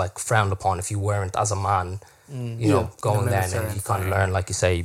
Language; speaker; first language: English; native; English